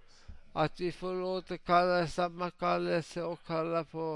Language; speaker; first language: Swedish; non-native, local second language; Finnish